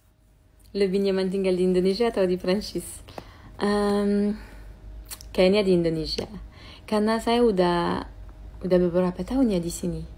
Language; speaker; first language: Indonesian; non-native, fluent; French